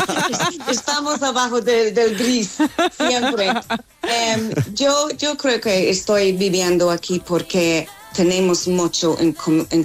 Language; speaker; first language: Spanish; non-native, learner; English